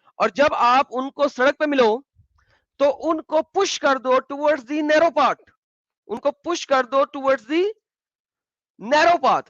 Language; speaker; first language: Urdu; native; Urdu